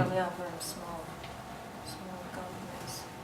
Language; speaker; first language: English; non-native, learner; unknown